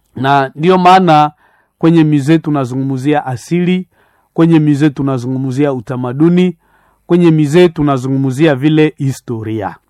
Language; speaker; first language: Swahili; non-native, local second language; Nande